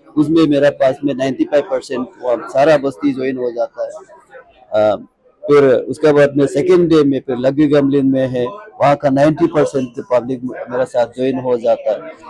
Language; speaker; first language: Hindi; non-native, local second language; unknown